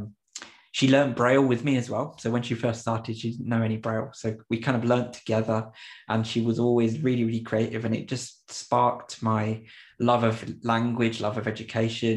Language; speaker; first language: English; early bilingual, other home language; Spanish